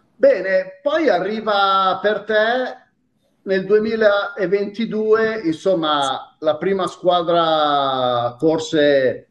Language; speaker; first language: Italian; native; Italian